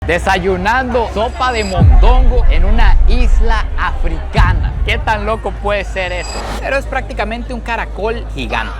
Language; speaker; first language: Spanish; native; Spanish